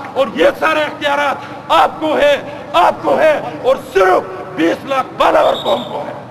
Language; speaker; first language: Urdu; non-native, local second language; Shina